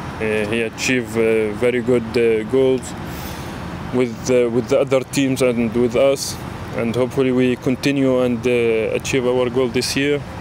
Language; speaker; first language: English; non-native, learner; Arabic